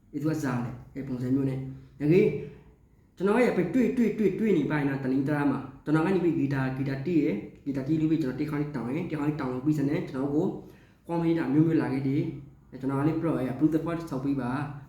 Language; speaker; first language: Burmese; native; Burmese